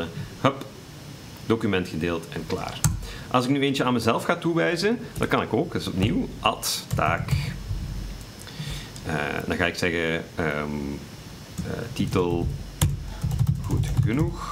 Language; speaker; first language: Dutch; native; Dutch